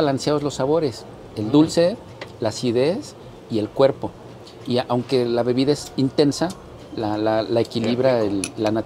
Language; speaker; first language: Spanish; native; Spanish